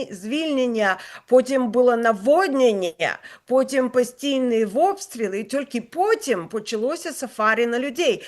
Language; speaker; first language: Ukrainian; non-native, local second language; Russian